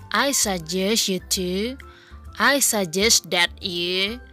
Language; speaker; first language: English; non-native, fluent; Indonesian